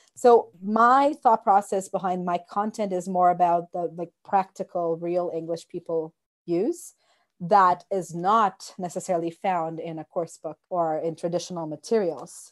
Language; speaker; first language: English; non-native, fluent; Portuguese